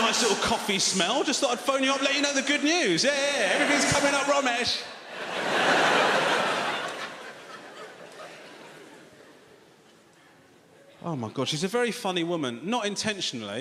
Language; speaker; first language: English; native; English